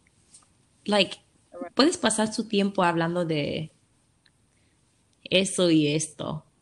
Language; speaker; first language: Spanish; early bilingual, heritage; Spanish